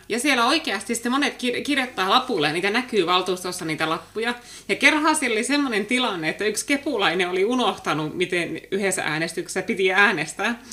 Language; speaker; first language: Finnish; native; Finnish